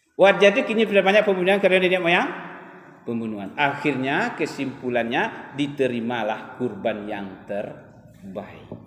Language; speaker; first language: Malay; non-native, local second language; Minangkabau